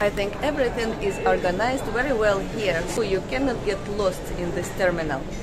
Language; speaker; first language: English; non-native, fluent; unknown